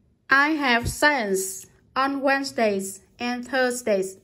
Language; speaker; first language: English; non-native, fluent; Vietnamese